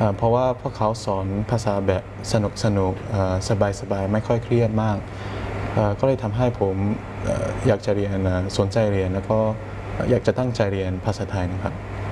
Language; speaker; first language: Thai; non-native, fluent; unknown